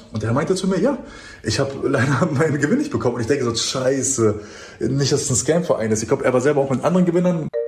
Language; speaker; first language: German; early bilingual, other home language; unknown